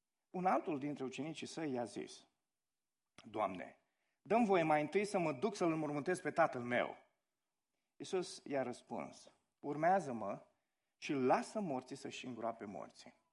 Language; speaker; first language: Romanian; native; Romanian